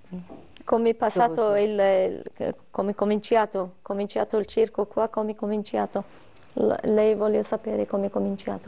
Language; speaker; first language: Italian; non-native, learner; Arabic